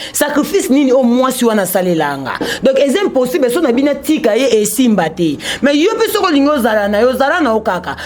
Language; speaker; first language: Lingala; native; Lingala